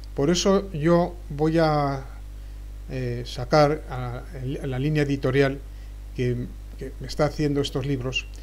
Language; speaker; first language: Spanish; native; Spanish